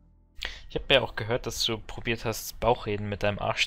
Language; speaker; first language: German; native; German